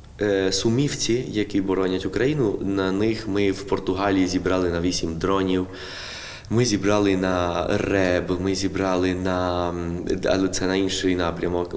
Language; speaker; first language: Ukrainian; early bilingual, heritage; Ukrainian